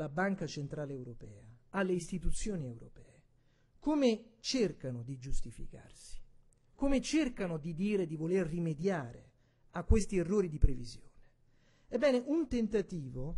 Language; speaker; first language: Italian; native; Italian